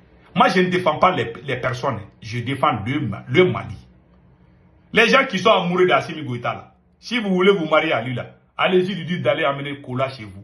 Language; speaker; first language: French; non-native, local second language; Bambara